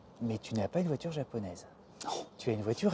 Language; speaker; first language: French; native; French